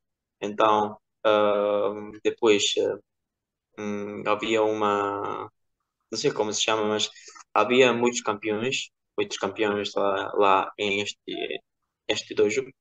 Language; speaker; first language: Portuguese; non-native, fluent; Georgian